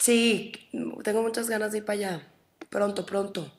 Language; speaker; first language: Spanish; native; Spanish